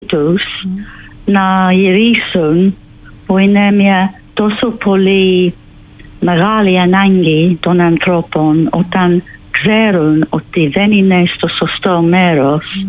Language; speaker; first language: Greek; non-native, fluent; English